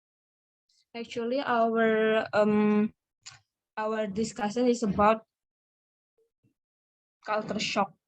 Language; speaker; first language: English; non-native, learner; Indonesian